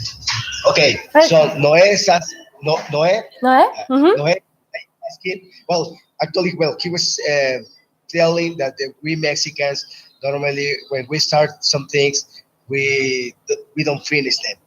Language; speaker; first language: English; non-native, fluent; Spanish